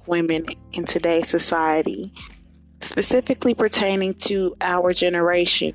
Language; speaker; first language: English; native; English